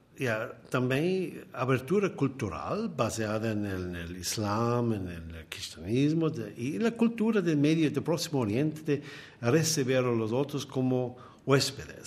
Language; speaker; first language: Portuguese; non-native, fluent; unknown